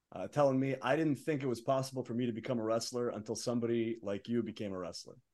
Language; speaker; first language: English; early bilingual, other home language; Arabic